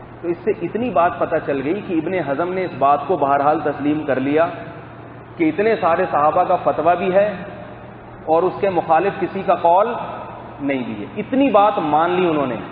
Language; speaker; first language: Urdu; native; Urdu